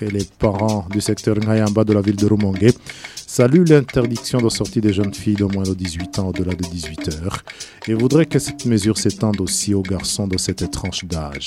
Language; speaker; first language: French; non-native, local second language; Rundi